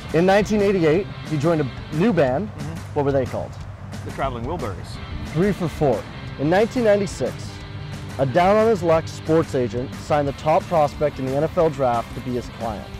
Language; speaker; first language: English; native; English